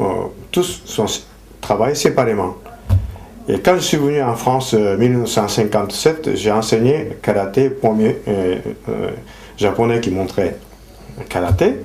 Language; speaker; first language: French; non-native, fluent; Japanese